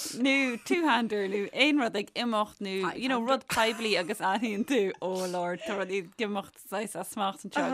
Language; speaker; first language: Irish; native; Irish